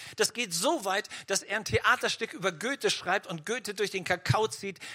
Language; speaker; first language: German; native; German